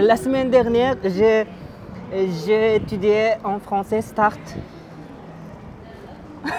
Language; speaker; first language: French; non-native, learner; Japanese